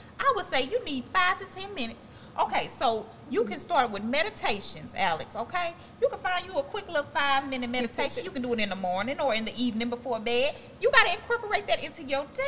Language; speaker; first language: English; native; English